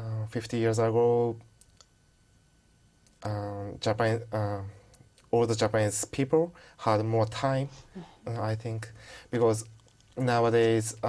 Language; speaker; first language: English; non-native, learner; Japanese